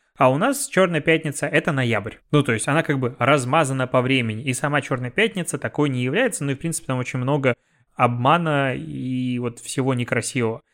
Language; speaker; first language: Russian; native; Russian